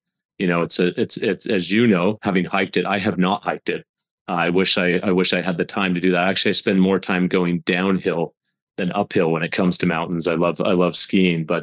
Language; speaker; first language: English; native; English